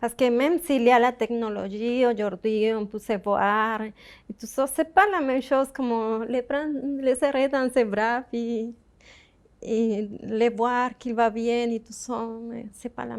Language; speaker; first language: French; non-native, fluent; Spanish